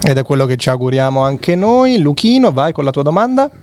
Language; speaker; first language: Italian; native; Italian